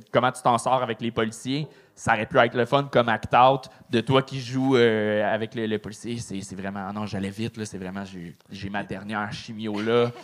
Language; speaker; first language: French; native; French